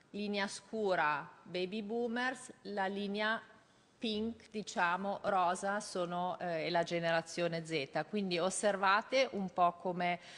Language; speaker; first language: Italian; non-native, fluent; German